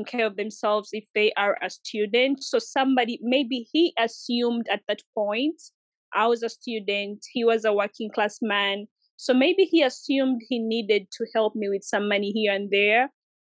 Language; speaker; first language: English; non-native, local second language; Ganda